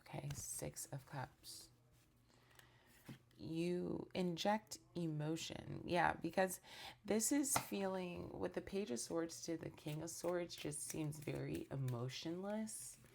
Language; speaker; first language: English; native; English